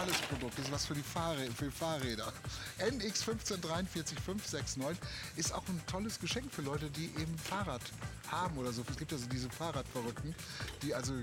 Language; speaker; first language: German; native; German